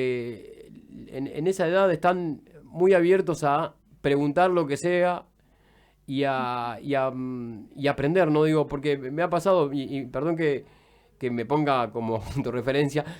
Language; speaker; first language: Spanish; native; Spanish